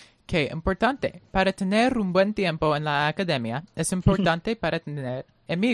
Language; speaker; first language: Spanish; non-native, learner; English